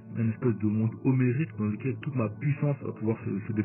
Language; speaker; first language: French; native; French